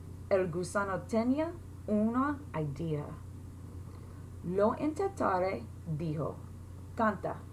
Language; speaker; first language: Spanish; non-native, learner; English